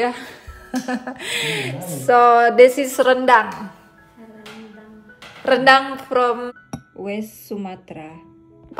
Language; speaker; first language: English; non-native, learner; Indonesian